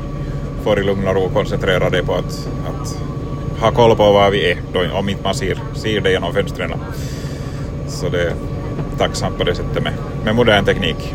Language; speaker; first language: Swedish; native; Swedish